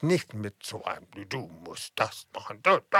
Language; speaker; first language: German; non-native, fluent; English